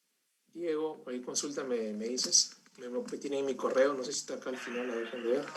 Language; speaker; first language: Spanish; native; Spanish